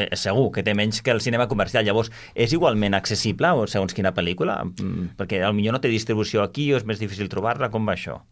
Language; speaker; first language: Catalan; native; Catalan